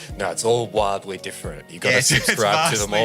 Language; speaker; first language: English; native; English